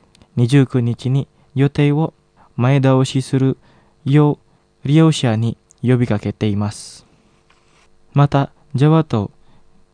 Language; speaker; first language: Japanese; non-native, fluent; Indonesian